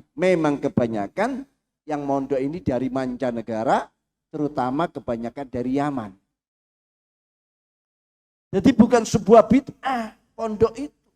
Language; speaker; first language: Indonesian; native; Indonesian